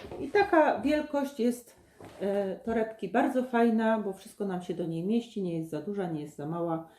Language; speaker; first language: Polish; native; Polish